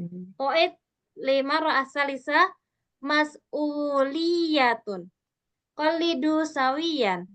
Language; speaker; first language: Arabic; non-native, fluent; Indonesian